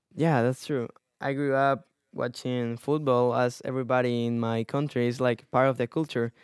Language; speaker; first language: English; non-native, fluent; Spanish